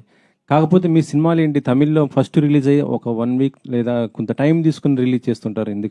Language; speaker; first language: Telugu; native; Telugu